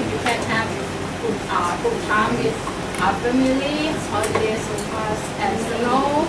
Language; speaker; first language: English; non-native, learner; Thai